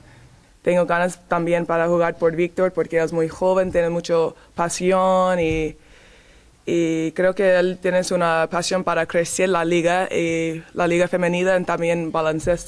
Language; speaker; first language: Spanish; non-native, learner; English